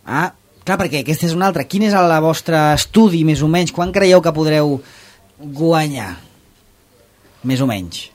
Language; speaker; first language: Catalan; native; Catalan